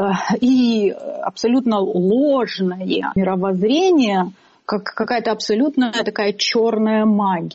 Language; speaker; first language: Russian; native; Russian